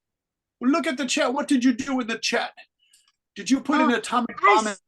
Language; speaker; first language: English; native; English